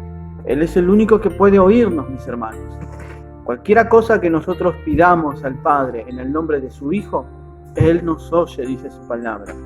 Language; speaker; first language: Spanish; native; Spanish